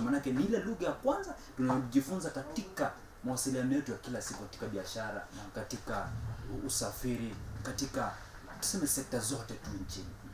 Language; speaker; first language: Swahili; non-native, local second language; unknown